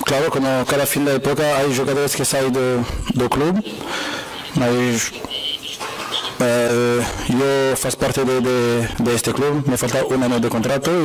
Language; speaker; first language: Portuguese; non-native, fluent; French